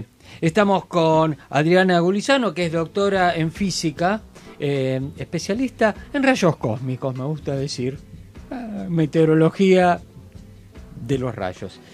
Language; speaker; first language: Spanish; native; Spanish